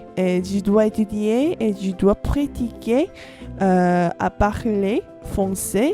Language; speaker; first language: French; non-native, learner; Korean